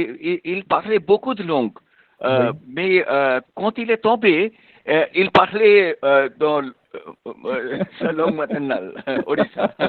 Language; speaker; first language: French; non-native, fluent; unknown